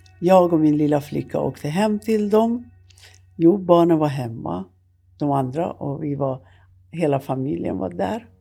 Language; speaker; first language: Swedish; non-native, fluent; Persian